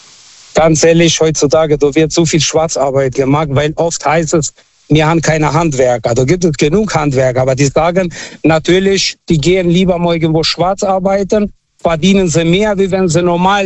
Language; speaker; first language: German; non-native, fluent; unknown